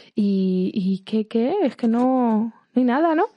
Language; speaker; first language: Spanish; native; Spanish